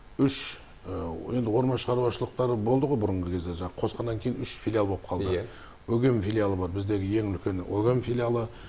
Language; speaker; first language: Kazakh; native; Kazakh